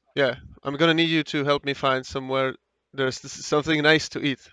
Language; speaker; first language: English; non-native, fluent; Czech